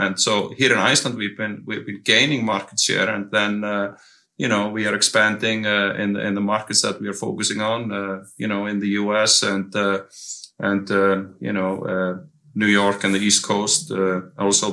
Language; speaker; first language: English; non-native, fluent; Icelandic